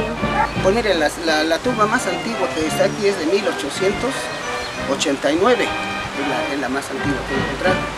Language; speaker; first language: Spanish; native; Spanish